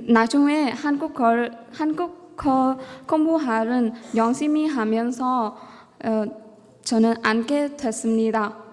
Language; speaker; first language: Korean; non-native, learner; Vietnamese